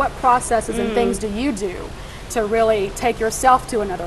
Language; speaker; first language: English; native; English